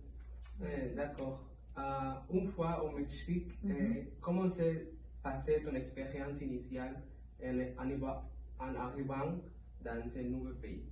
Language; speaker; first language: French; non-native, learner; Spanish